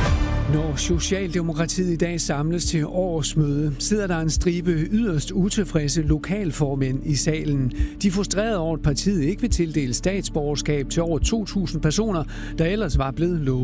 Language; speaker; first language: Danish; native; Danish